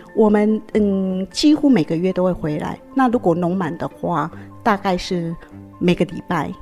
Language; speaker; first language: Chinese; native; Chinese